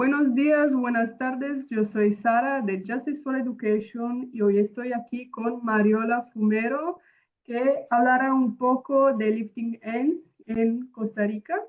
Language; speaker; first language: Spanish; non-native, fluent; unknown